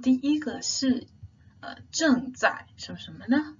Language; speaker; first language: Chinese; non-native, fluent; English